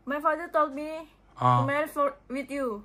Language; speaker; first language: English; non-native, learner; Indonesian